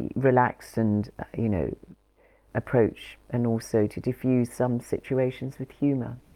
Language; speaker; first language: English; native; English